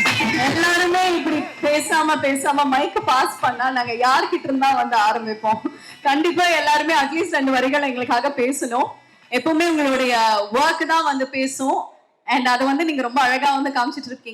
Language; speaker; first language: Tamil; native; Tamil